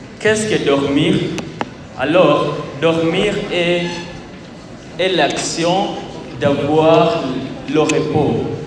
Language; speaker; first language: French; non-native, learner; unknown